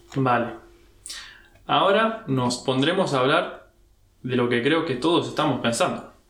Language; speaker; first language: Spanish; early bilingual, heritage; Spanish